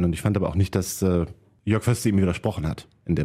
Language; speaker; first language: German; native; German